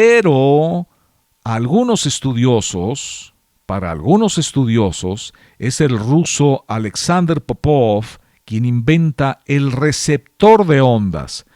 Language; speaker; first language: Spanish; native; Spanish